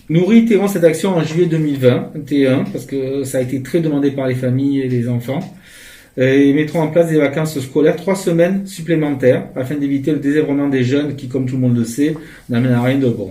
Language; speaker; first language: French; native; French